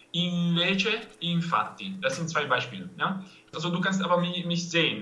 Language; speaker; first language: German; non-native, fluent; Italian